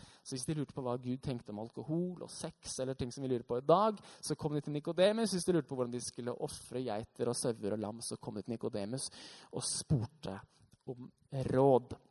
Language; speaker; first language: Norwegian; native; Norwegian